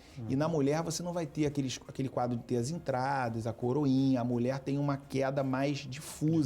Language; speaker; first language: Portuguese; native; Portuguese